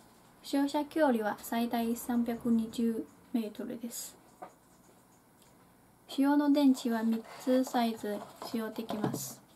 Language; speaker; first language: Japanese; non-native, fluent; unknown